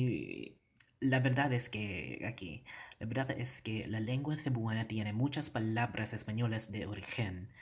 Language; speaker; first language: Spanish; non-native, learner; Cebuano